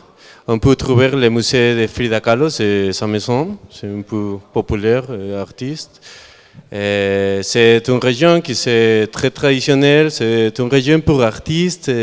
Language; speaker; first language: French; non-native, learner; Spanish